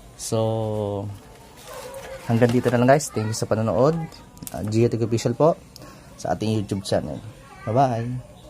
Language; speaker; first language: Filipino; non-native, local second language; Bikol